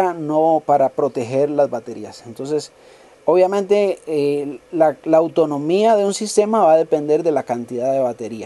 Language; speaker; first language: Spanish; native; Spanish